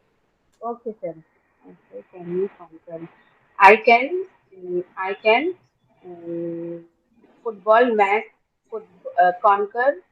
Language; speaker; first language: English; non-native, learner; Hindi